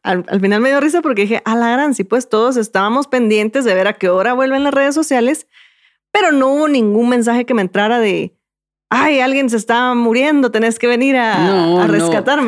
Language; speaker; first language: Spanish; native; Spanish